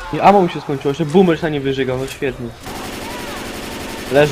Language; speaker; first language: Polish; native; Polish